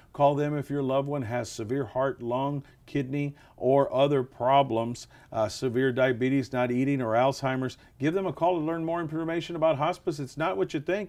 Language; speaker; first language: English; native; English